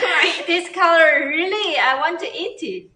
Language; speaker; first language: English; non-native, learner; Chinese